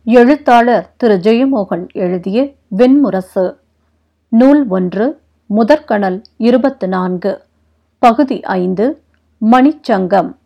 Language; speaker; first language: Tamil; native; Tamil